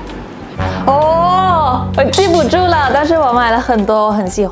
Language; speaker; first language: Chinese; non-native, fluent; Thai